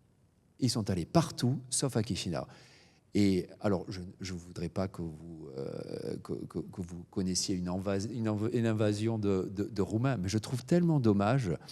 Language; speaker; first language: French; native; French